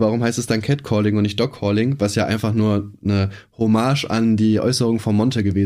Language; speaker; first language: German; native; German